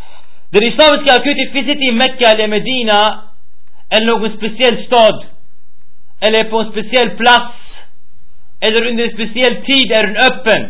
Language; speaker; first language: Swedish; early bilingual, other home language; Arabic